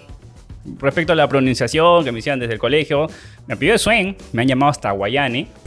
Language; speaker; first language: Spanish; native; Spanish